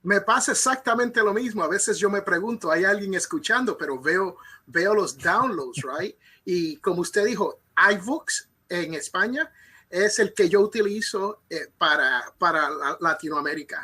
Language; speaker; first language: Spanish; early bilingual, other home language; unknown